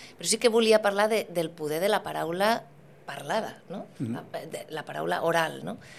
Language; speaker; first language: Catalan; non-native, local second language; Spanish